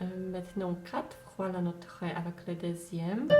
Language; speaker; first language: French; non-native, fluent; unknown